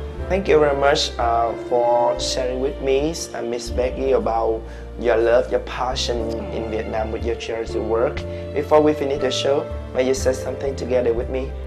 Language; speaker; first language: English; non-native, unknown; Vietnamese